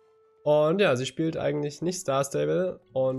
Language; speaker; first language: German; native; German